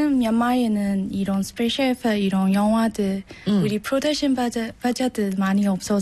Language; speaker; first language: Korean; non-native, learner; Burmese